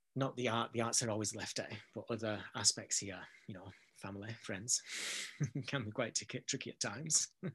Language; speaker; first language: English; native; English